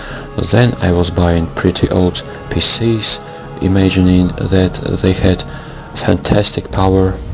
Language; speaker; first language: English; non-native, fluent; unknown